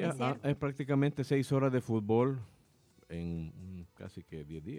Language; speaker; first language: Spanish; native; Spanish